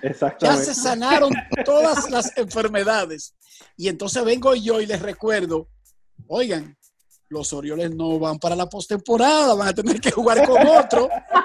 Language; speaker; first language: Spanish; native; Spanish